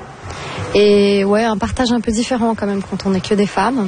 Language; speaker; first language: French; non-native, fluent; Portuguese